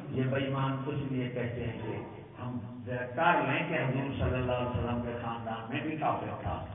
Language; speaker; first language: Urdu; non-native, local second language; Punjabi